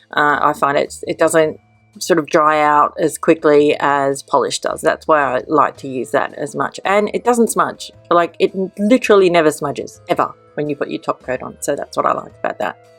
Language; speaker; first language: English; native; English